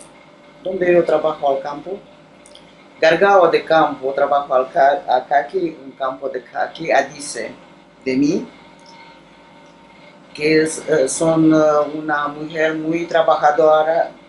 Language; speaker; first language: Spanish; non-native, learner; Romanian